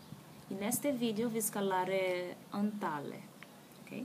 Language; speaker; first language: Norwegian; non-native, learner; Portuguese